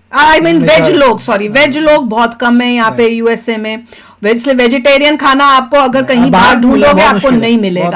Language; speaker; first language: Hindi; native; Hindi